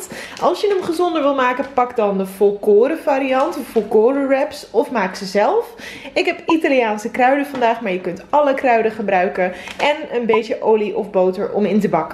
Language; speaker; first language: Dutch; native; Dutch